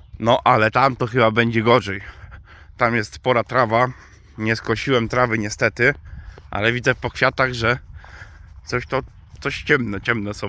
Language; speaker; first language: Polish; native; Polish